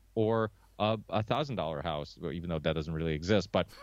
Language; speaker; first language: English; early bilingual, other home language; Portuguese